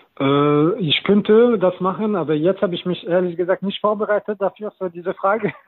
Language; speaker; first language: German; non-native, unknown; French